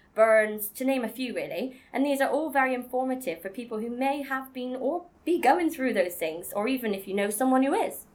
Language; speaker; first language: English; native; English